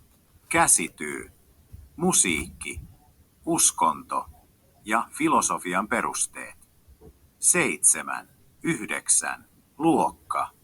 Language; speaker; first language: Finnish; non-native, learner; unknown